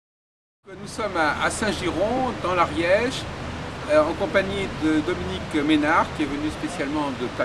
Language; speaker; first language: French; native; French